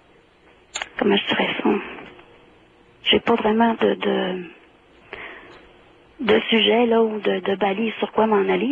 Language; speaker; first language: French; native; French